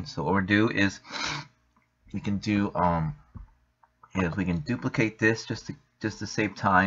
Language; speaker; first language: English; native; English